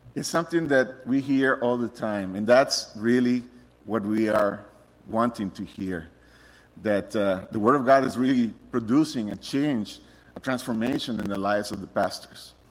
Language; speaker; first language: English; non-native, fluent; Spanish